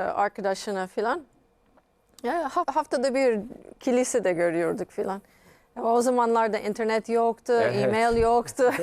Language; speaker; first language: Turkish; non-native, fluent; English